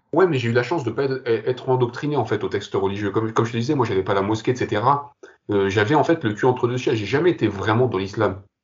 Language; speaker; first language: French; early bilingual, other home language; Kabyle